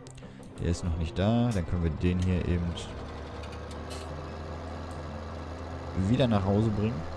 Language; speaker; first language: German; native; German